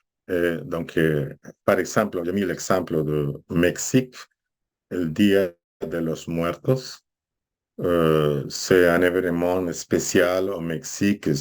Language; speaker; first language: French; non-native, fluent; Spanish